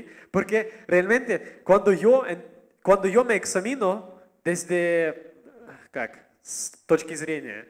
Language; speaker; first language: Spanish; non-native, learner; Russian